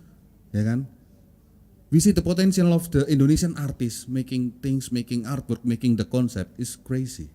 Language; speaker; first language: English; non-native, learner; Indonesian